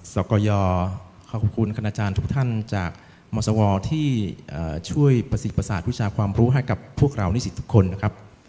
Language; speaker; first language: Thai; non-native, fluent; Vietnamese